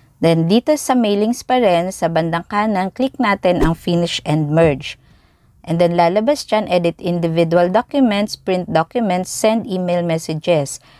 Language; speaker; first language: Filipino; native; Filipino